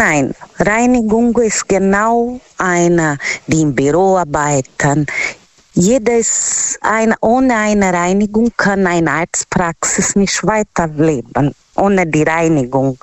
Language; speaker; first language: German; non-native, learner; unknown